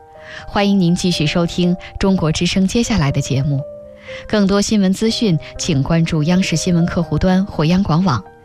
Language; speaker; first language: Chinese; native; Chinese